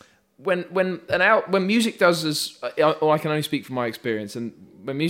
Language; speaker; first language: English; native; English